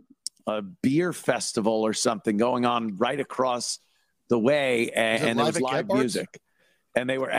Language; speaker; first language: English; native; English